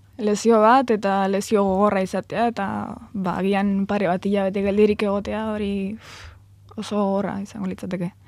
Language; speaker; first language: Basque; native; Basque